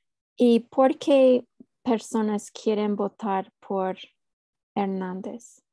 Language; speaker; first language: Spanish; non-native, fluent; English